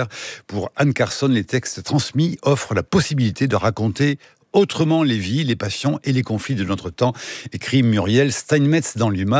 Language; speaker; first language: French; native; French